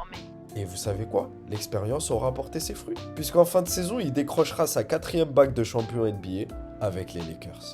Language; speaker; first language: French; native; French